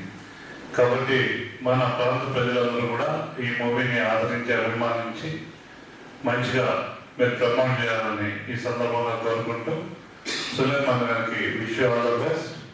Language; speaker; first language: Telugu; native; Telugu